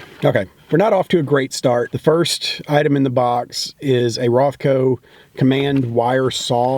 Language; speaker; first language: English; native; English